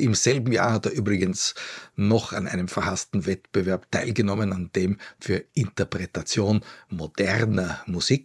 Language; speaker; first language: German; native; German